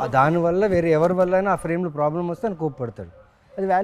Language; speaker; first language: Telugu; native; Telugu